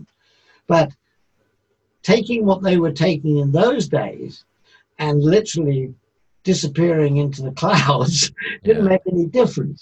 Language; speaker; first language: English; native; English